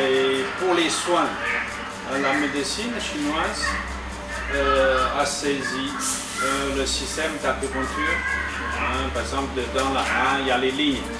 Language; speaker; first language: French; non-native, fluent; Chinese